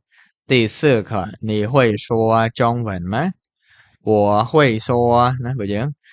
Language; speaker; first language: Chinese; non-native, fluent; Khmer